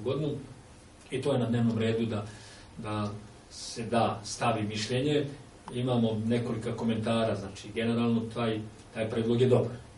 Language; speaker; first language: Serbian; native; Serbian